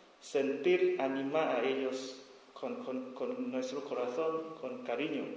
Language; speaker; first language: Spanish; non-native, learner; S'gaw Karen